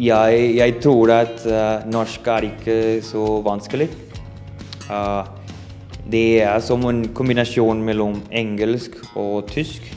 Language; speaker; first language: Norwegian; non-native, learner; Spanish